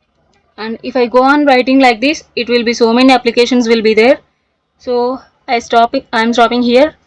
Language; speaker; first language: English; non-native, local second language; Telugu